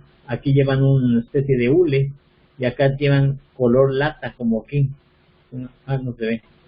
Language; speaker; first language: Spanish; native; Spanish